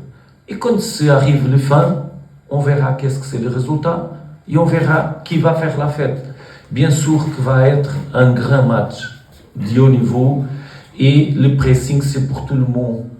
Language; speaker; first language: French; non-native, learner; Portuguese